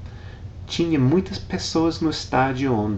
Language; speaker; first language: Portuguese; non-native, fluent; English